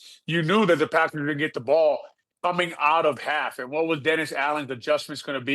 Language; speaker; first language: English; native; English